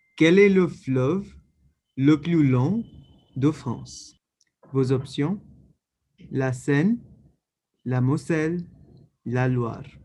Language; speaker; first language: French; non-native, fluent; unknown